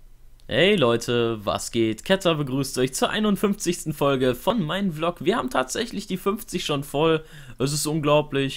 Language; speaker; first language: German; native; German